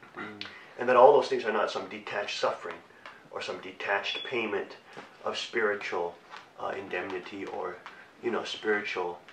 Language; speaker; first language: English; native; English